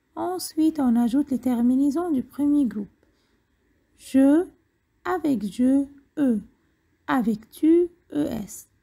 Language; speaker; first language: French; non-native, fluent; Arabic